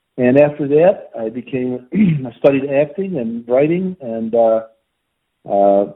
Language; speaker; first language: English; native; English